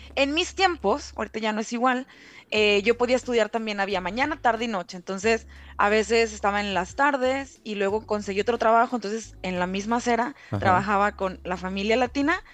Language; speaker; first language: Spanish; native; Spanish